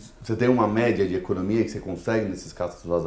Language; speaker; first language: Portuguese; native; Portuguese